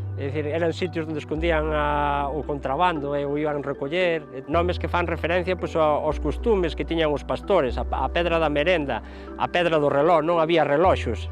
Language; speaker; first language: Galician; native; Galician